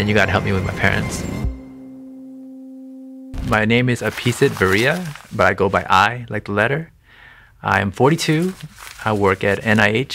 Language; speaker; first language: English; native; English